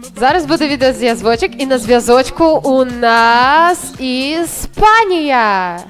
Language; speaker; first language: Ukrainian; native; Ukrainian